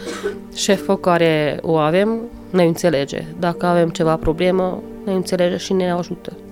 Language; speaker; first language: Romanian; non-native, local second language; Hungarian